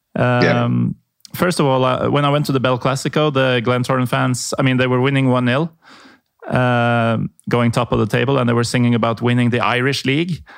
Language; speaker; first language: English; non-native, fluent; Norwegian